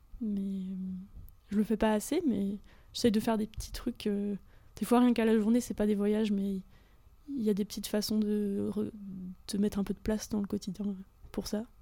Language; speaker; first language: French; native; French